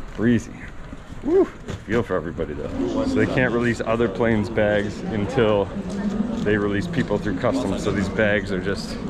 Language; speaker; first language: English; native; English